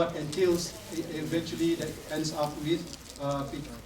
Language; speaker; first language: English; non-native, local second language; Malay